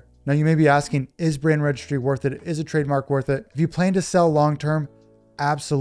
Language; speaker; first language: English; native; English